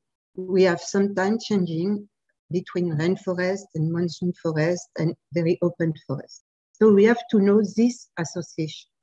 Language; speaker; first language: English; non-native, fluent; French